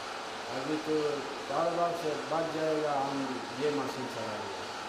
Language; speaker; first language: Hindi; non-native, learner; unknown